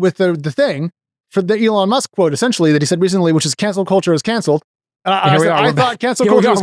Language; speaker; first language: English; native; English